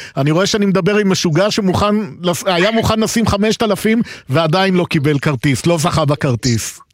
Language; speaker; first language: Hebrew; native; Hebrew